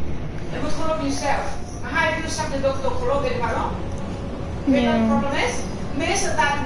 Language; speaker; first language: Dutch; non-native, learner; Portuguese